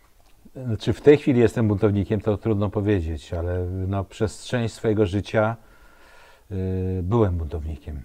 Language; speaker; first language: Polish; native; Polish